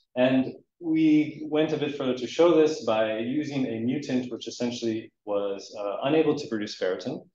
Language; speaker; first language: English; native; English